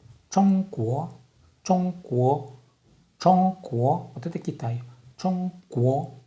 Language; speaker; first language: Chinese; non-native, learner; Russian